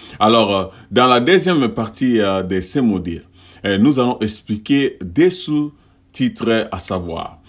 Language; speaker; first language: French; non-native, local second language; Lingala